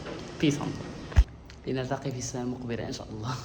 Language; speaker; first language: Arabic; native; Arabic